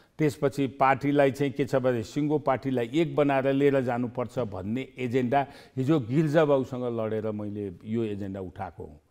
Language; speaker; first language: Nepali; native; Nepali